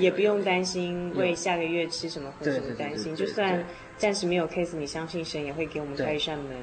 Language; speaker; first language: Chinese; native; Chinese